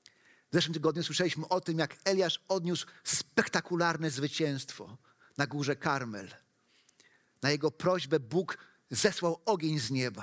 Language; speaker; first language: Polish; native; Polish